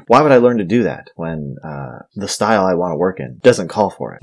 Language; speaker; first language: English; native; English